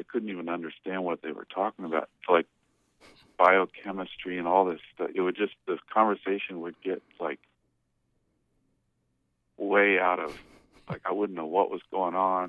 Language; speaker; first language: English; native; English